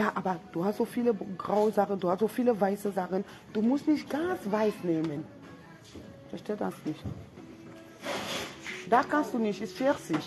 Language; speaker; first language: German; non-native, fluent; French